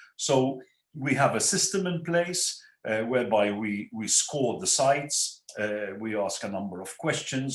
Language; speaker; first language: English; non-native, local second language; Maltese